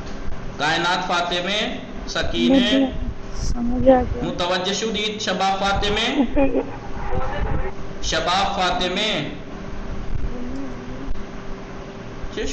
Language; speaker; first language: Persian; non-native, fluent; Urdu